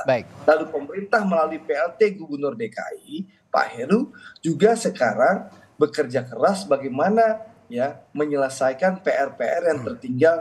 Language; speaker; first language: Indonesian; native; Indonesian